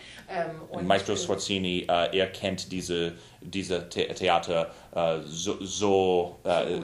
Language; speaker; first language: German; non-native, learner; English